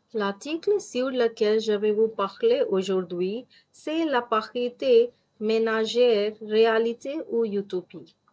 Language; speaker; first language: French; non-native, fluent; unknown